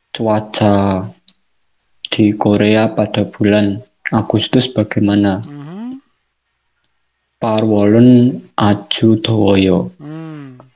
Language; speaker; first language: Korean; non-native, learner; Indonesian